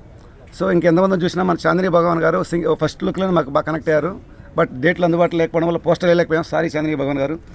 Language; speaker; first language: Telugu; native; Telugu